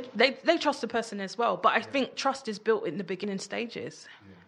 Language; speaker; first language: English; native; English